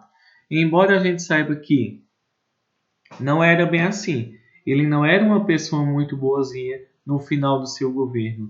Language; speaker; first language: Portuguese; native; Portuguese